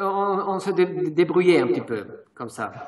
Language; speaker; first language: French; non-native, fluent; Italian